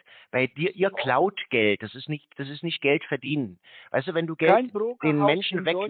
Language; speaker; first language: German; native; German